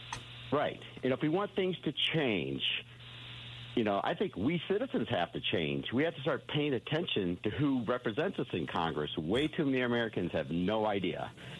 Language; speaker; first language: English; native; English